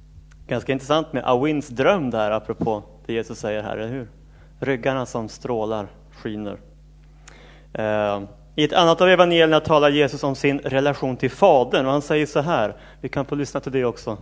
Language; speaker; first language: Swedish; native; Swedish